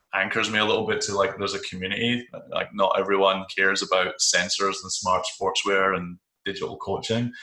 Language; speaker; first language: English; native; English